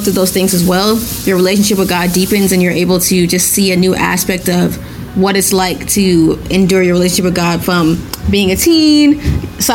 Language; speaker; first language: English; non-native, local second language; Yoruba